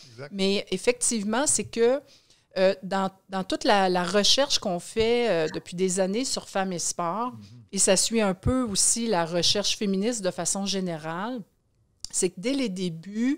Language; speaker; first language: French; native; French